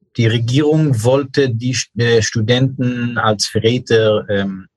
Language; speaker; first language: German; non-native, fluent; English